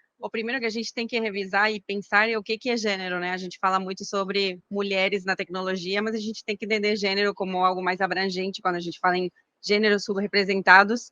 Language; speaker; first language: Portuguese; non-native, fluent; Spanish